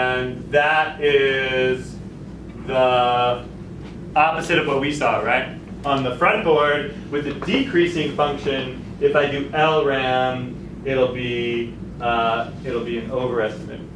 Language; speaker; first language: English; native; English